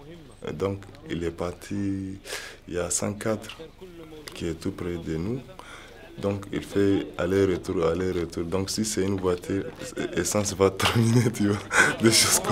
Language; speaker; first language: French; non-native, fluent; Arabic